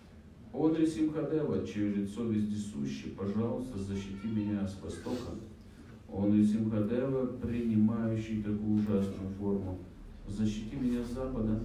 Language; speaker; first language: Russian; native; Russian